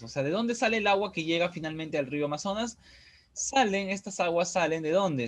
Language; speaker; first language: Spanish; native; Spanish